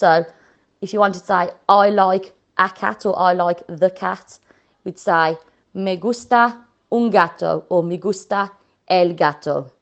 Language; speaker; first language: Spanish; non-native, fluent; English